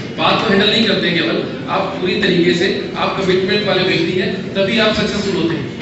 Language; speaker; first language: Hindi; native; Hindi